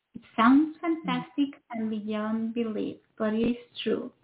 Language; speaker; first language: English; non-native, fluent; Spanish